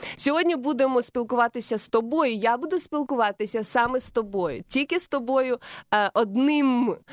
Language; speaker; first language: Ukrainian; native; Ukrainian